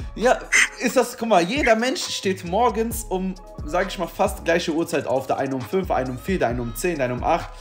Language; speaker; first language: German; early bilingual, other home language; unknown